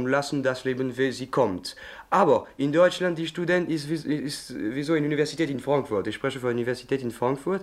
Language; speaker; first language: German; non-native, learner; French